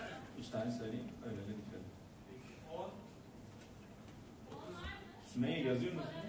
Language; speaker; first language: Turkish; native; Turkish